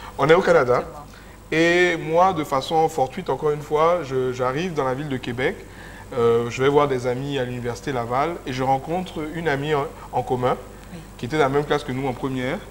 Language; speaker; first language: French; native; French